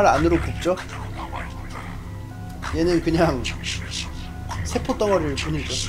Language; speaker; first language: Korean; native; Korean